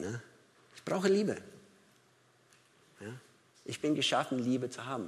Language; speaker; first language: German; non-native, fluent; English